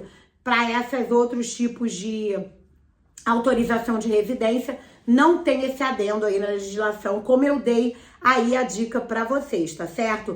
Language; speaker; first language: Portuguese; native; Portuguese